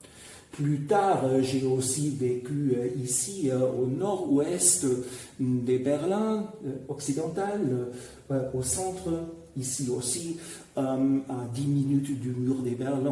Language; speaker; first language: French; non-native, fluent; German